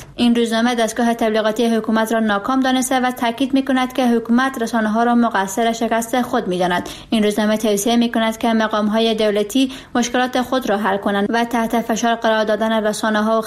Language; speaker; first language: Persian; native; Persian